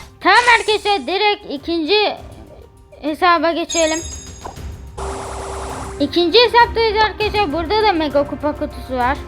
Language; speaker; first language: Turkish; native; Turkish